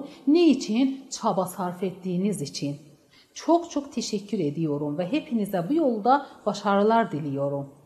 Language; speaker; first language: Turkish; non-native, fluent; Persian